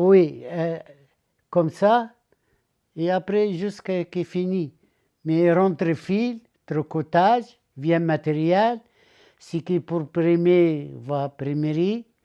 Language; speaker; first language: French; non-native, learner; Arabic